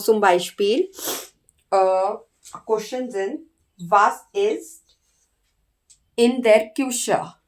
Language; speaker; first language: German; non-native, learner; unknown